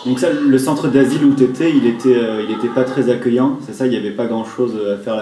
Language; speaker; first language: French; native; French